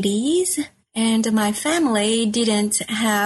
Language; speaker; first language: English; non-native, fluent; Chinese